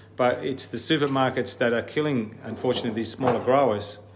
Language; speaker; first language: English; early bilingual, other home language; Italian